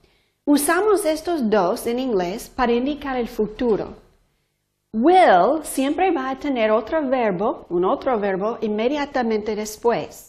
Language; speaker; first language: Spanish; non-native, fluent; English